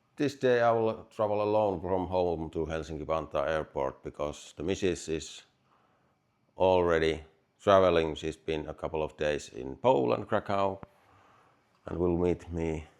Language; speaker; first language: English; non-native, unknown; Finnish